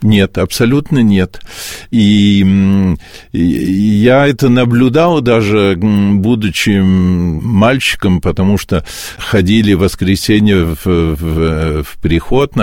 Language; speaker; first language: Russian; early bilingual, heritage; Russian